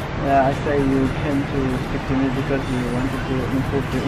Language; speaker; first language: English; non-native, fluent; French